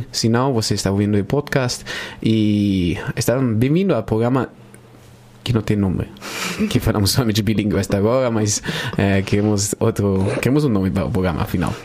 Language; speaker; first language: Portuguese; non-native, learner; Spanish